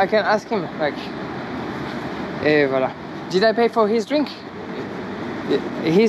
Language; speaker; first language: English; non-native, learner; French